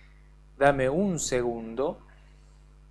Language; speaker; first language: Spanish; native; Spanish